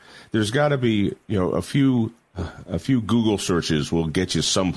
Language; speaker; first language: English; native; English